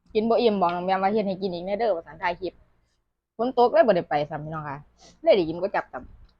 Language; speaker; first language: Thai; native; Thai